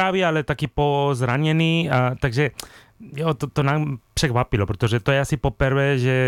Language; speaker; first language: Czech; non-native, fluent; Spanish